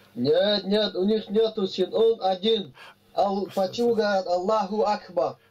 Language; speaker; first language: Russian; non-native, local second language; Tajik